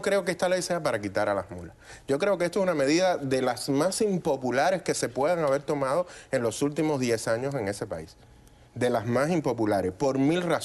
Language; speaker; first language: Spanish; native; Spanish